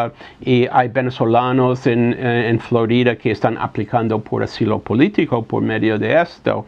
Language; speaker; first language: Spanish; non-native, fluent; English